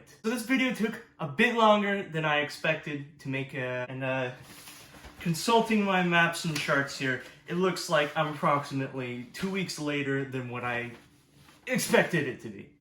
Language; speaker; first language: English; native; English